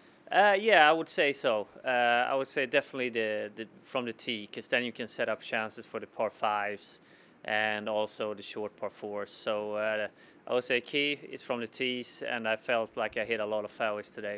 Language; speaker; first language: English; non-native, fluent; Swedish